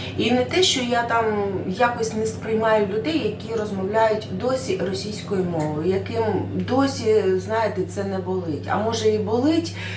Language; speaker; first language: Ukrainian; non-native, local second language; Russian